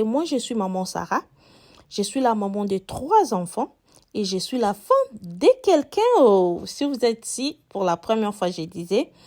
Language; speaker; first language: French; non-native, local second language; Lingala